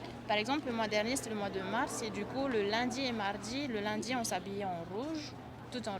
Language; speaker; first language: French; native; French